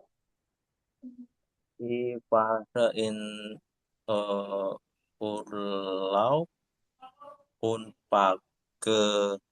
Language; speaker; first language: German; non-native, learner; Indonesian